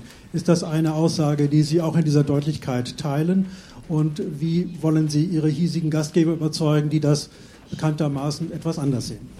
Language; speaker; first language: German; native; German